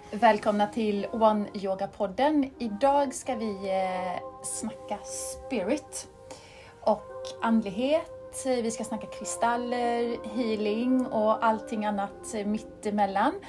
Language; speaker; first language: Swedish; native; Swedish